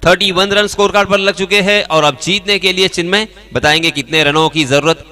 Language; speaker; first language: Hindi; non-native, local second language; Marathi